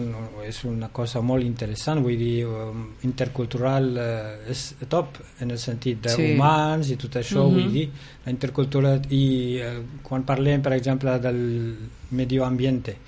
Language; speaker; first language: Catalan; non-native, fluent; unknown